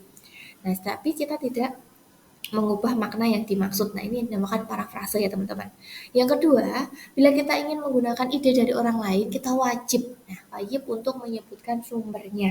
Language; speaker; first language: Indonesian; native; Indonesian